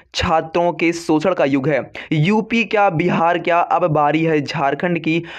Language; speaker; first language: Hindi; native; Hindi